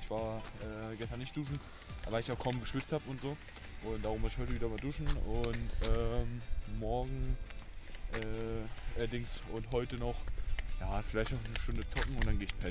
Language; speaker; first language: German; native; German